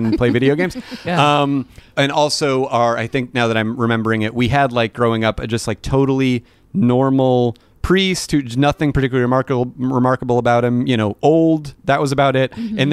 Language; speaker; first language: English; native; English